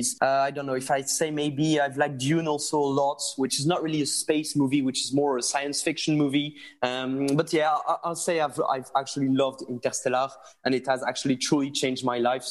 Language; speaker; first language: English; non-native, fluent; French